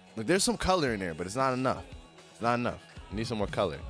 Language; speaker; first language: English; native; English